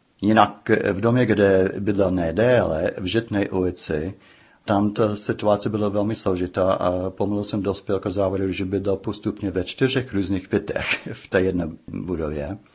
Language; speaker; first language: Czech; non-native, fluent; English